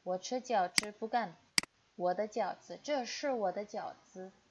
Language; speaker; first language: Chinese; non-native, fluent; Indonesian